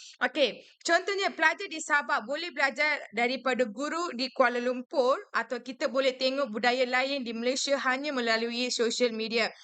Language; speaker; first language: Malay; non-native, local second language; Tamil